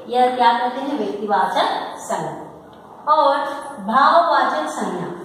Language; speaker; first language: Hindi; non-native, local second language; Telugu